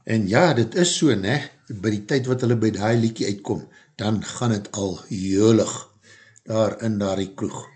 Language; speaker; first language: Afrikaans; native; Afrikaans